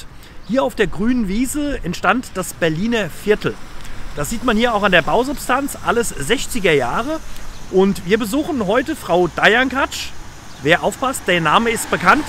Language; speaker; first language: German; native; German